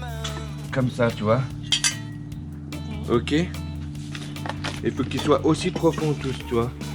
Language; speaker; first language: French; native; French